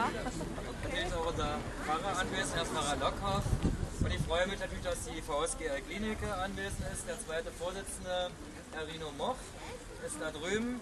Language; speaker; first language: German; native; German